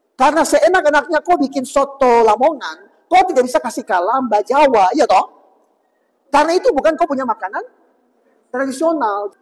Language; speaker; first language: Indonesian; native; Indonesian